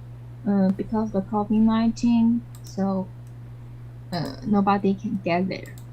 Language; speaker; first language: English; non-native, learner; Chinese